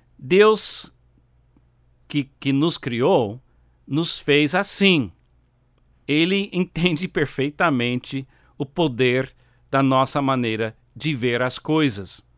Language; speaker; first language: Portuguese; non-native, fluent; English